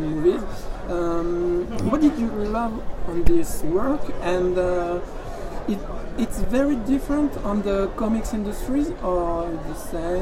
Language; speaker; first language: English; non-native, learner; French